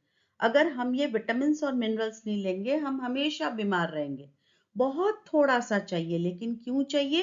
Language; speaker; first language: Hindi; native; Hindi